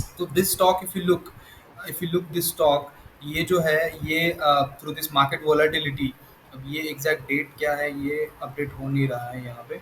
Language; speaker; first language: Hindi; non-native, local second language; Marathi